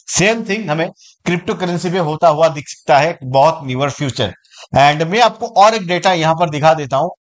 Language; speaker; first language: Hindi; native; Hindi